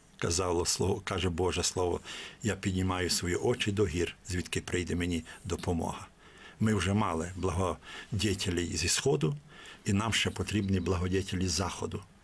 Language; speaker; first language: Ukrainian; native; Ukrainian